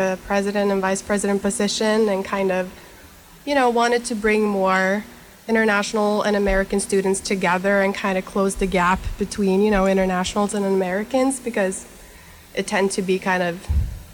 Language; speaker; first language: English; non-native, fluent; Norwegian